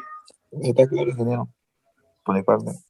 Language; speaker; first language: Spanish; native; Spanish